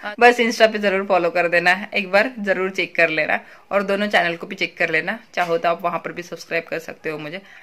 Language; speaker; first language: Hindi; native; Hindi